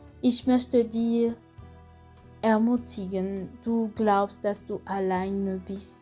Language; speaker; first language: German; non-native, fluent; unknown